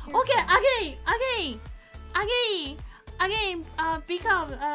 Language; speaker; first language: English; non-native, learner; Japanese